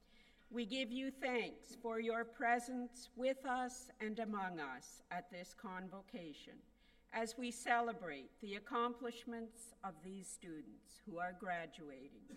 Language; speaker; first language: English; native; English